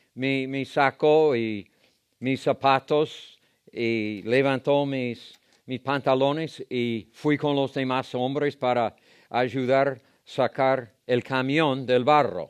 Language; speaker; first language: Spanish; non-native, fluent; English